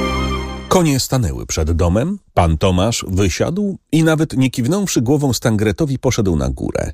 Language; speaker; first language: Polish; native; Polish